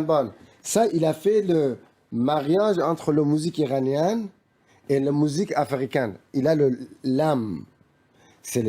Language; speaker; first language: French; non-native, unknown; Persian